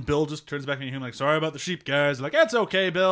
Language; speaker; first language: English; native; English